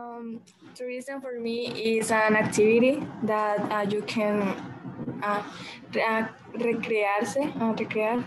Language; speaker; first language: English; non-native, learner; Spanish